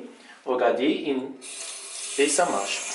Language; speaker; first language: French; non-native, fluent; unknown